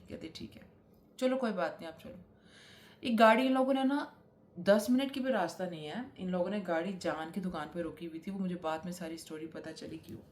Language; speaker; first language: Urdu; native; Urdu